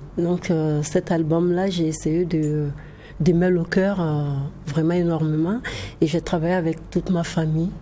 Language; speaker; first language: French; non-native, local second language; Dyula